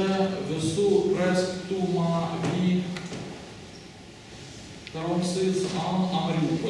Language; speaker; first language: French; non-native, learner; Russian